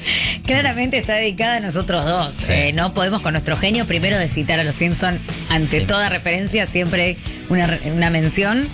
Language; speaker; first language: Spanish; native; Spanish